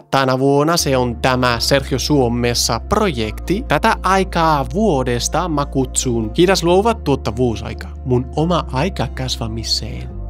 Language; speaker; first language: Finnish; non-native, learner; Spanish